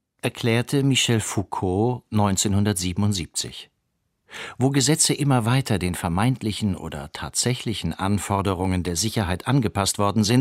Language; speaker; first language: German; native; German